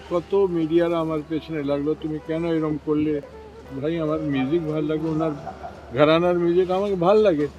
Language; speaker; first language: Bangla; non-native, fluent; Hindi